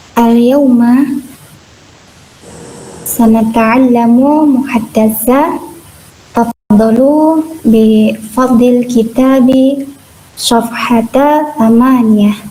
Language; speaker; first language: Arabic; non-native, learner; Indonesian